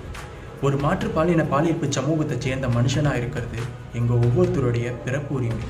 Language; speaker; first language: Tamil; native; Tamil